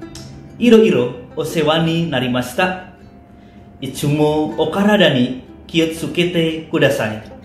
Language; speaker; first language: Japanese; non-native, learner; Indonesian